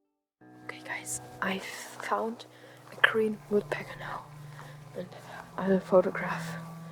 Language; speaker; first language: English; non-native, learner; German